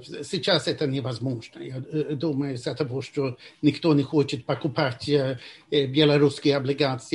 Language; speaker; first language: Russian; non-native, fluent; Swedish